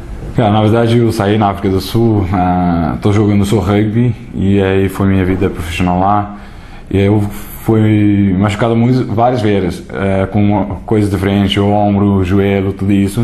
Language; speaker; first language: Portuguese; non-native, learner; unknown